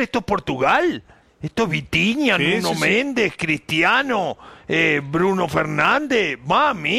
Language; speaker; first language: Spanish; native; Spanish